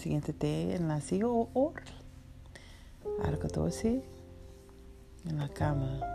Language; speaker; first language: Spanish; non-native, learner; English